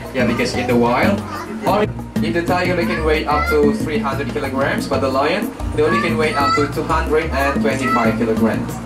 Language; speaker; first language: English; non-native, fluent; Indonesian